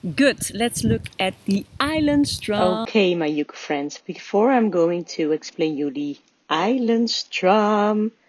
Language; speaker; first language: English; non-native, fluent; Dutch